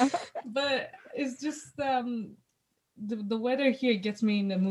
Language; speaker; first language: English; non-native, fluent; Romanian